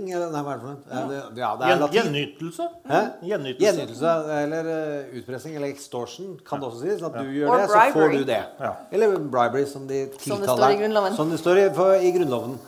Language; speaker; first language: Norwegian; native; Norwegian